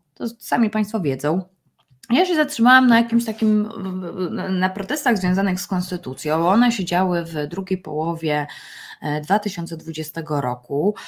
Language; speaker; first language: Polish; native; Polish